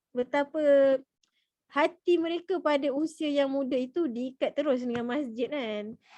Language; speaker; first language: Malay; native; Malay